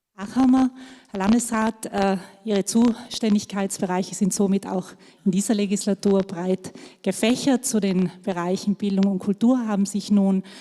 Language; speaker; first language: German; native; German